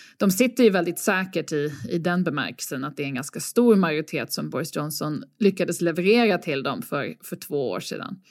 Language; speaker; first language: Swedish; native; Swedish